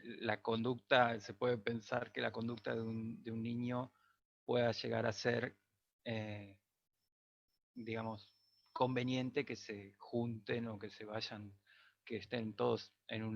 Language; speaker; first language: Spanish; native; Spanish